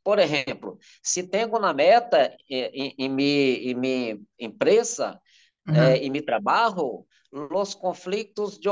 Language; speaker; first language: Spanish; non-native, learner; Portuguese